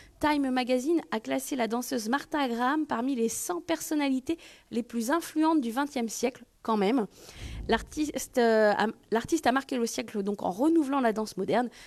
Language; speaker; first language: French; native; French